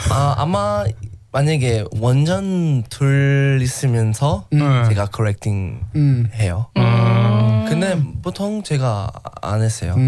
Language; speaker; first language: Korean; non-native, learner; English